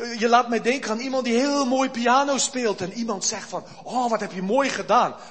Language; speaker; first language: Dutch; early bilingual, heritage; Dutch